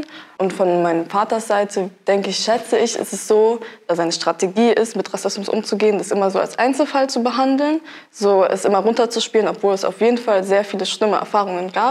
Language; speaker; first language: German; native; German